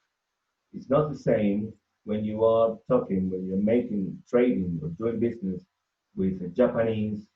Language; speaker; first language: English; non-native, fluent; Spanish